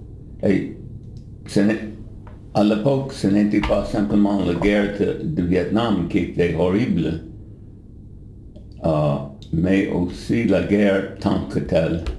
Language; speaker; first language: French; non-native, fluent; English